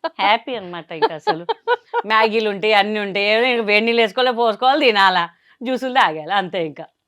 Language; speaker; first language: Telugu; non-native, local second language; Hindi